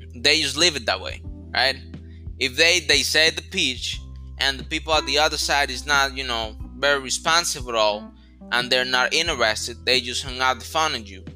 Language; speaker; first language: English; non-native, fluent; Spanish